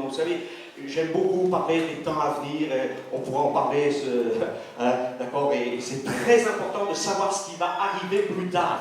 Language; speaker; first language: French; native; French